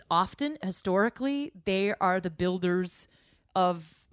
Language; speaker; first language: English; native; English